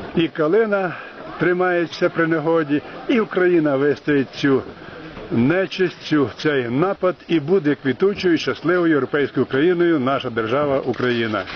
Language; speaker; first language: Ukrainian; native; Ukrainian